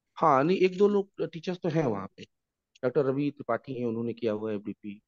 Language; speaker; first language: Hindi; native; Hindi